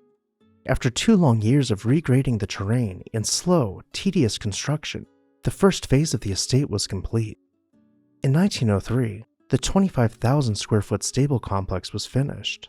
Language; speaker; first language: English; native; English